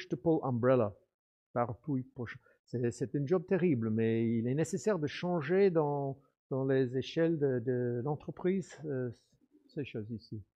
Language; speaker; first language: French; non-native, fluent; English